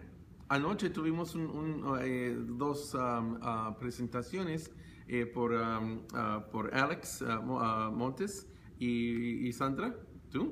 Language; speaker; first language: Spanish; early bilingual, heritage; Spanish